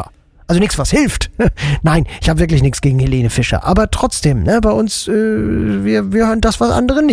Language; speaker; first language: German; native; German